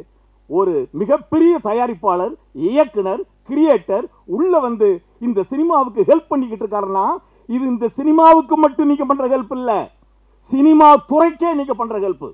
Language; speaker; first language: Tamil; native; Tamil